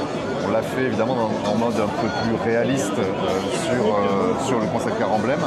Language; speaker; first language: French; native; French